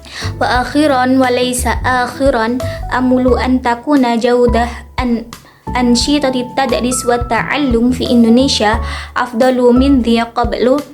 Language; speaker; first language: Arabic; non-native, learner; Indonesian